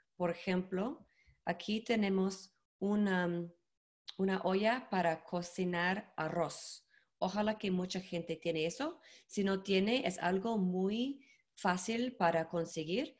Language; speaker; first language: Spanish; non-native, learner; English